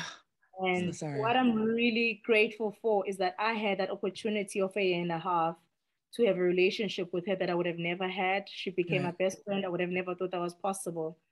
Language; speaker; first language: English; non-native, local second language; Xhosa